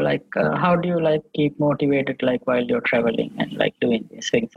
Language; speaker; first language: English; non-native, local second language; Sinhala